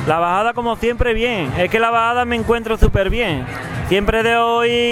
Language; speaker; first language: Spanish; native; Spanish